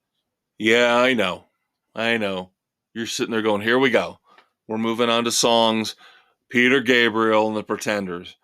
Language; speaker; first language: English; native; English